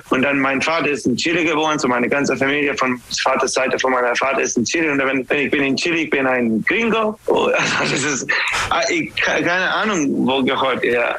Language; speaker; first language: German; non-native, learner; English